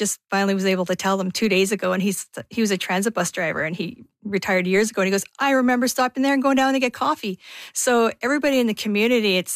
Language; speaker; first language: English; native; English